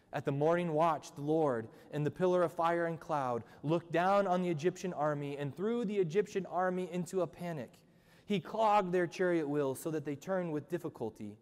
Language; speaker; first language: English; native; English